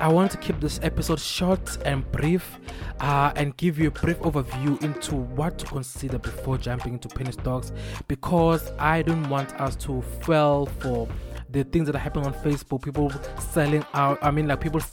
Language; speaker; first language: English; non-native, local second language; Swati